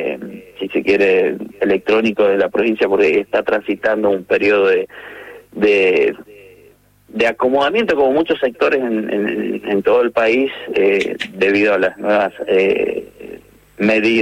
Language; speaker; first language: Spanish; native; Spanish